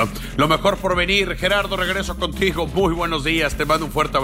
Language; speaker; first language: Spanish; native; Spanish